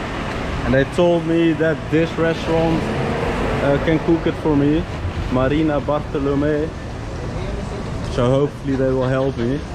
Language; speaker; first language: English; non-native, fluent; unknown